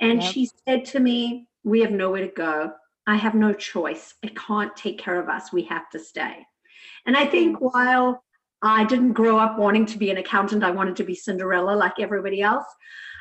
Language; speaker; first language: English; native; English